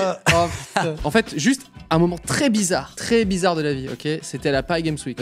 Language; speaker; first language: French; native; French